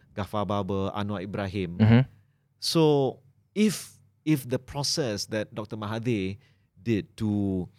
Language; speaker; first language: English; non-native, local second language; Malay